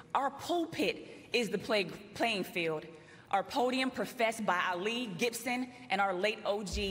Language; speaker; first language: English; native; English